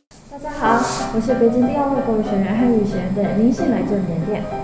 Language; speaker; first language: Chinese; non-native, learner; Burmese